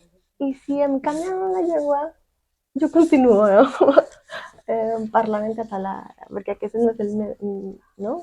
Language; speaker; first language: Catalan; non-native, fluent; Spanish